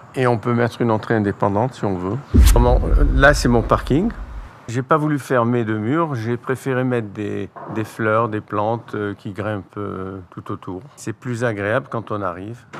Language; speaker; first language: French; native; French